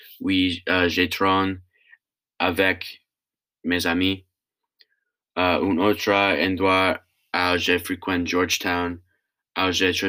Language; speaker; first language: French; non-native, learner; English